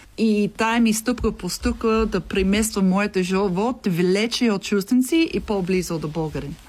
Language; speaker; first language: Bulgarian; non-native, learner; English